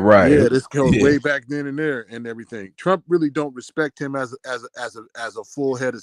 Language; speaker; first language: English; native; English